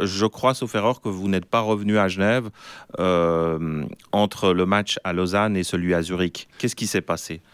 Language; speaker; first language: French; native; French